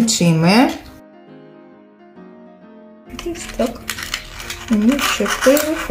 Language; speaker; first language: Polish; non-native, learner; Ukrainian